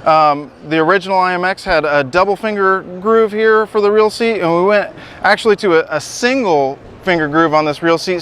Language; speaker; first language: English; native; English